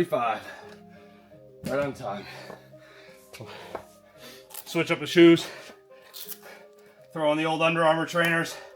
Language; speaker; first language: English; native; English